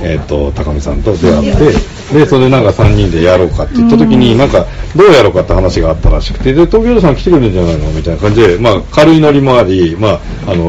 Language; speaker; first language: Japanese; native; Japanese